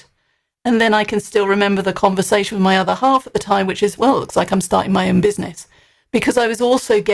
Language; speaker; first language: English; native; English